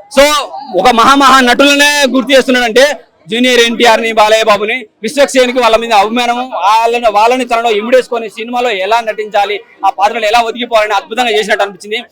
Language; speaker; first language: Telugu; native; Telugu